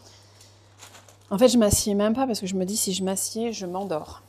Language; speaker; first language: French; native; French